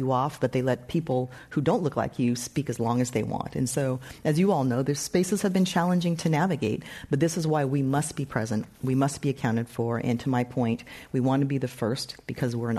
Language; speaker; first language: English; native; English